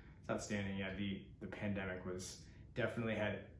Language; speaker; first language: English; native; English